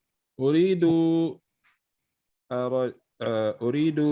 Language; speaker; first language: Arabic; non-native, learner; Indonesian